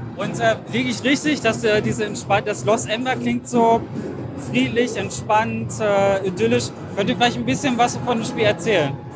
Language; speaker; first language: German; native; German